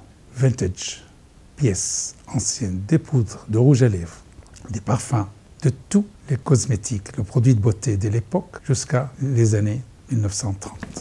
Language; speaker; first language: French; non-native, fluent; Arabic